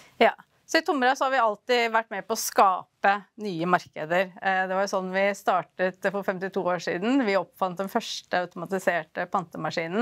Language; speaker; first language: Norwegian; native; Norwegian